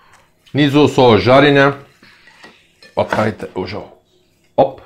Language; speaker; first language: Russian; non-native, learner; Turkish